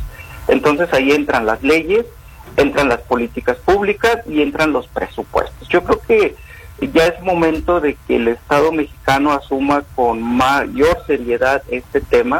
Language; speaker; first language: Spanish; native; Spanish